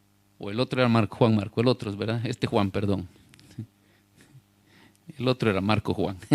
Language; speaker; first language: Spanish; native; Spanish